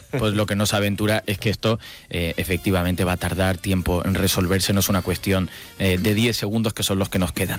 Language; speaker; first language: Spanish; native; Spanish